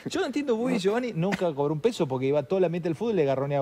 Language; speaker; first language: Spanish; native; Spanish